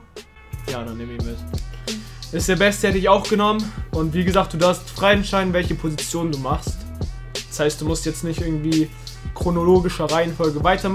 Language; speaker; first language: German; early bilingual, other home language; Turkish